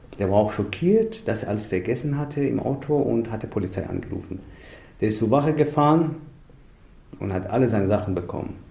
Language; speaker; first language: German; non-native, fluent; Persian